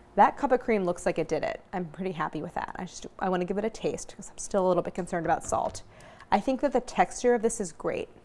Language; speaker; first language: English; native; English